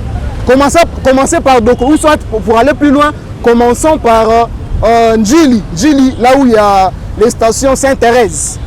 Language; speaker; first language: French; non-native, local second language; Lingala